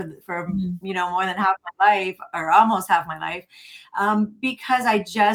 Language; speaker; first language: English; native; English